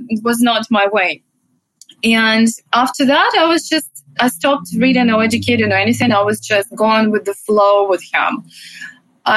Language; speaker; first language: English; non-native, fluent; Russian